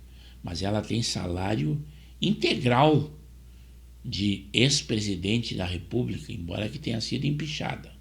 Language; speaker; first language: Portuguese; native; Portuguese